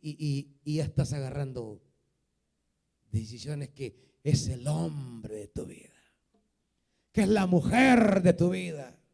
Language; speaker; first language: Spanish; native; Spanish